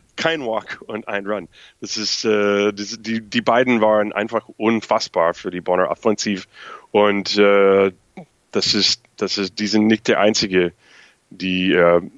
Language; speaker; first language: German; non-native, fluent; English